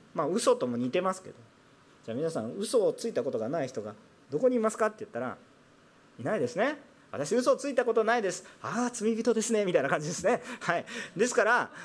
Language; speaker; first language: Japanese; non-native, fluent; Korean